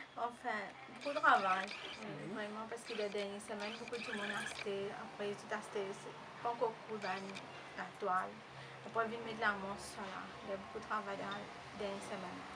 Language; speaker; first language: French; non-native, learner; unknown